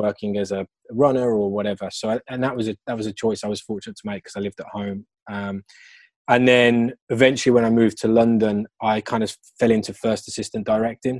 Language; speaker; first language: English; native; English